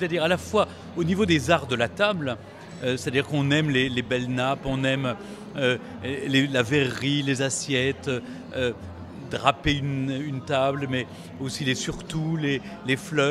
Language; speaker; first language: French; native; French